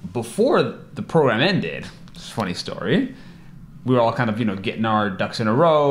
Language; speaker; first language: English; native; English